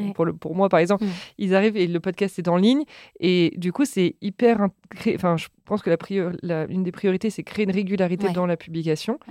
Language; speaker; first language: French; native; French